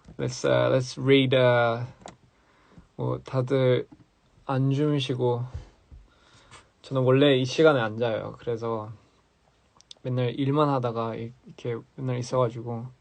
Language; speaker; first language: Korean; early bilingual, heritage; English